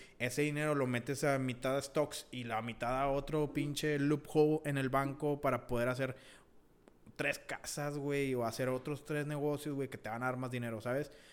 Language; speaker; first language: Spanish; early bilingual, heritage; Spanish